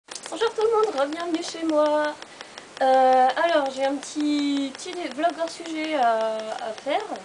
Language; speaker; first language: French; native; French